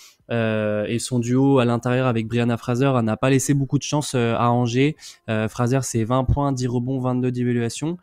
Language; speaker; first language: French; native; French